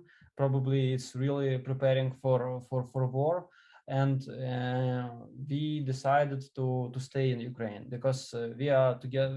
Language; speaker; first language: English; non-native, learner; Ukrainian